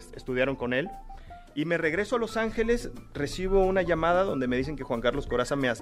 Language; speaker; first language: Spanish; native; Spanish